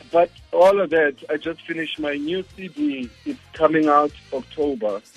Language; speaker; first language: English; non-native, local second language; Zulu